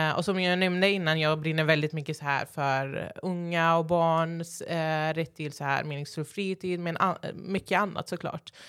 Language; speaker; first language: Swedish; early bilingual, other home language; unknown